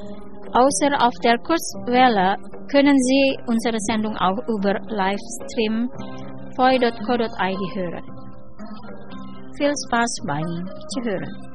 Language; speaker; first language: German; non-native, fluent; Indonesian